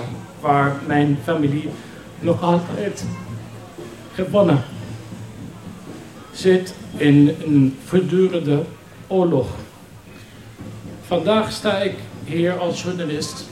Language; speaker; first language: Dutch; non-native, fluent; Arabic